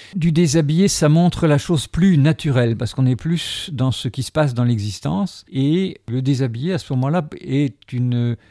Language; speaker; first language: French; native; French